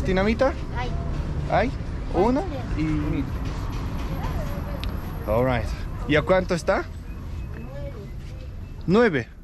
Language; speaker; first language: Spanish; non-native, learner; Danish